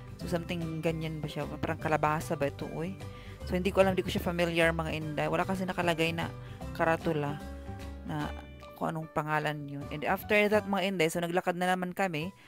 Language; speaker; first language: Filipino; non-native, local second language; Cebuano